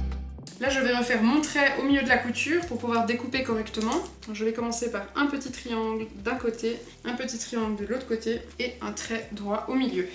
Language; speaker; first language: French; native; French